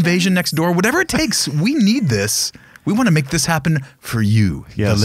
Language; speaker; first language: English; native; English